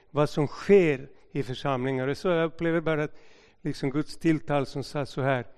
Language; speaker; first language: Swedish; non-native, fluent; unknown